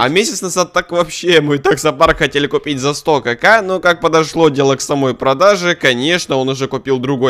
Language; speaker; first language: Russian; native; Russian